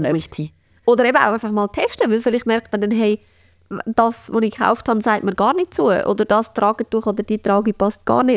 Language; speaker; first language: German; native; German